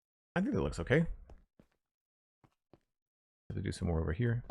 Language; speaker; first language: English; native; English